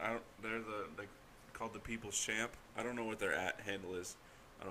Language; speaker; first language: English; native; English